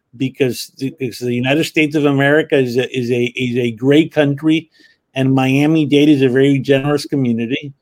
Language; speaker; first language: English; early bilingual, other home language; Spanish